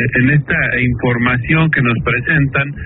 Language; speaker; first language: Spanish; native; Spanish